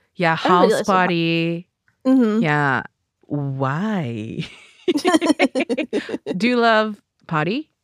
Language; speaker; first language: English; non-native, learner; Japanese